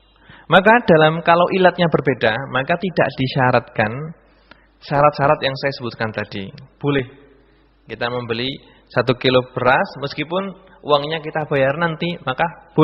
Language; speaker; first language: Indonesian; native; Indonesian